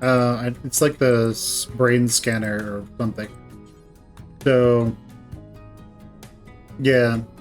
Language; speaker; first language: English; native; English